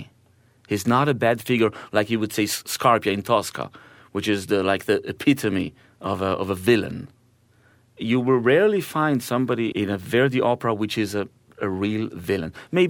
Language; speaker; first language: English; non-native, fluent; Hebrew